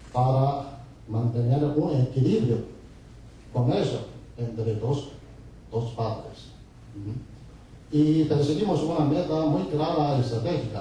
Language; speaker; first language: Spanish; non-native, fluent; Chinese